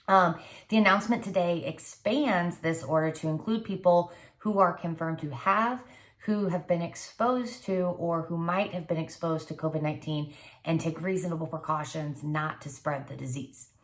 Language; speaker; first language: English; native; English